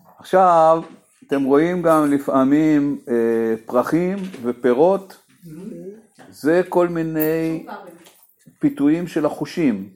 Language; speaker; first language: Hebrew; native; Hebrew